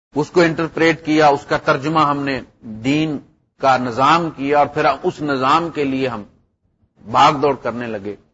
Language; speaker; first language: Urdu; non-native, local second language; Punjabi